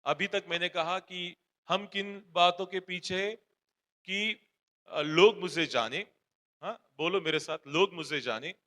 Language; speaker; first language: Hindi; non-native, local second language; Marathi